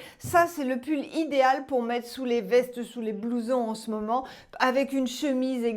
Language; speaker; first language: French; native; French